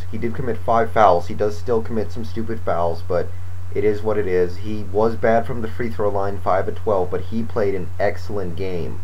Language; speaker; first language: English; native; English